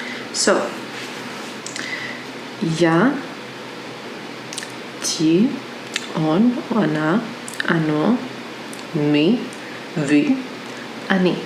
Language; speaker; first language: Russian; non-native, learner; English